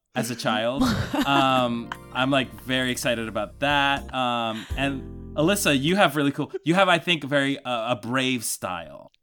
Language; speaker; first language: English; early bilingual, other home language; Spanish